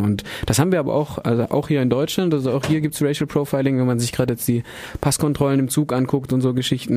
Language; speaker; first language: German; native; German